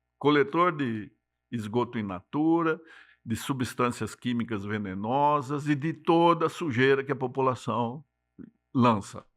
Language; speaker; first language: Portuguese; native; Portuguese